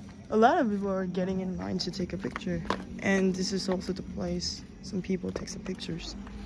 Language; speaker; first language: English; non-native, fluent; Korean